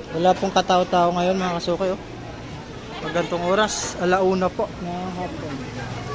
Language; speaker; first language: Filipino; native; Filipino